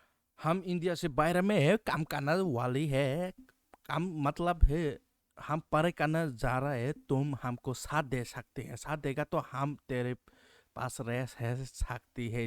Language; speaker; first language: Hindi; non-native, local second language; Kok Borok